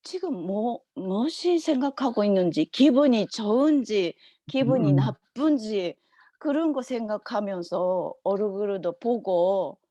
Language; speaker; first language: Korean; non-native, learner; Japanese